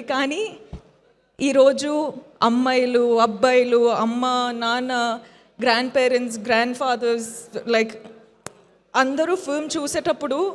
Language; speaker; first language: Telugu; non-native, fluent; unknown